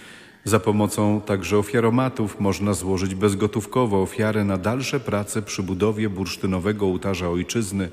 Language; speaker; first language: Polish; native; Polish